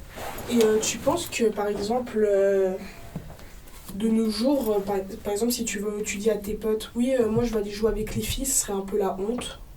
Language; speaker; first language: French; native; French